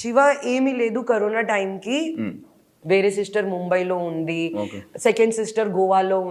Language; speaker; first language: Telugu; non-native, learner; Hindi